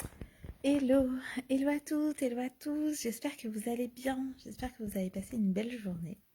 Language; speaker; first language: French; native; French